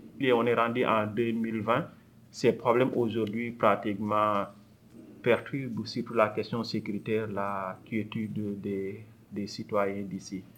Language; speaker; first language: French; non-native, local second language; Wolof